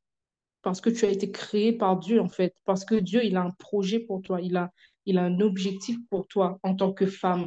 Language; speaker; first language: French; native; French